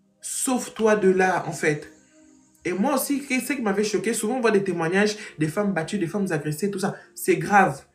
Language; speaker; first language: French; non-native, fluent; Portuguese